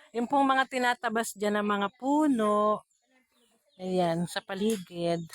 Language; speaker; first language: Filipino; non-native, local second language; Cebuano